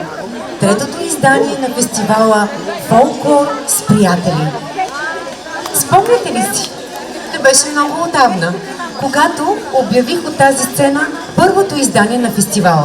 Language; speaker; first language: Bulgarian; native; Bulgarian